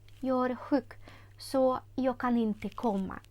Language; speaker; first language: Swedish; non-native, fluent; Ukrainian